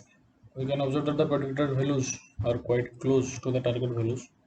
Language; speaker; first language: English; non-native, local second language; Odia